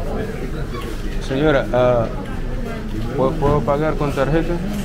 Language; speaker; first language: Spanish; non-native, learner; English